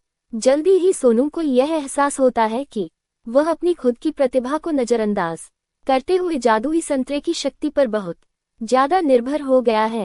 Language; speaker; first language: Hindi; native; Hindi